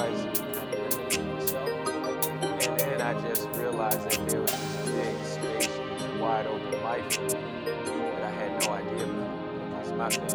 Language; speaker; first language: English; native; English